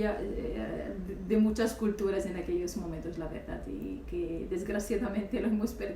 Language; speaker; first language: Spanish; non-native, local second language; Arabic